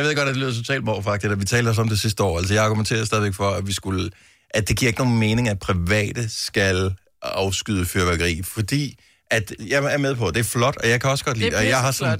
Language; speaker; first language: Danish; native; Danish